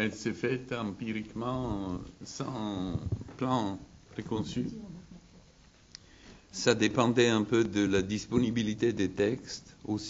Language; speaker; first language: French; non-native, fluent; Bulgarian